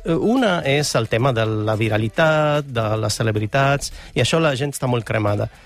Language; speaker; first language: Catalan; non-native, fluent; Italian